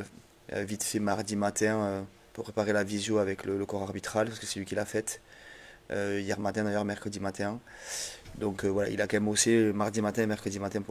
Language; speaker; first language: French; native; French